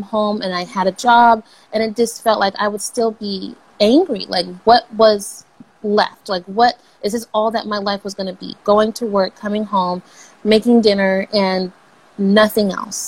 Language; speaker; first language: English; native; English